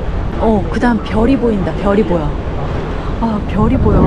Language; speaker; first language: Korean; native; Korean